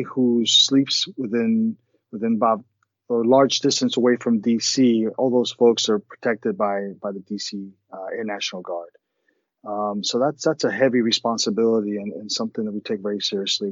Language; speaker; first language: English; early bilingual, other home language; Spanish